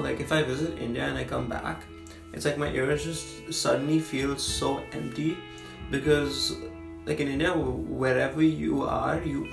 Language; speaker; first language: English; non-native, local second language; Hindi